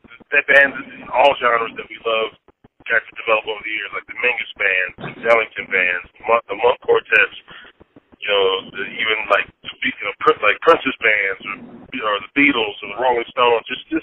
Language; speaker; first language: English; native; English